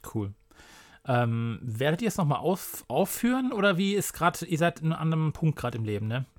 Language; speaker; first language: German; native; German